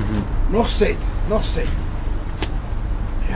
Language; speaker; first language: Dutch; non-native, learner; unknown